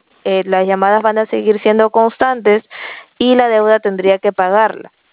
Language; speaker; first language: Spanish; native; Spanish